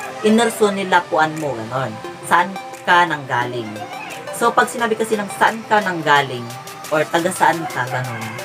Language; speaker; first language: Filipino; non-native, local second language; Pangasinan